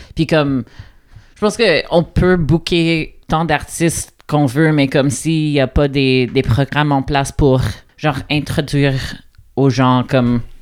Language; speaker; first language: French; non-native, local second language; English